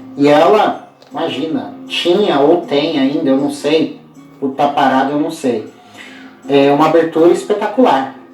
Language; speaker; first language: Portuguese; native; Portuguese